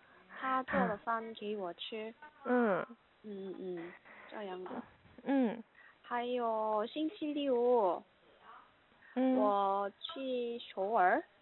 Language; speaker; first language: Chinese; non-native, learner; Korean